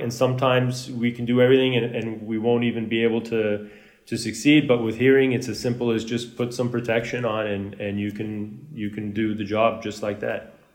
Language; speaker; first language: English; early bilingual, other home language; Spanish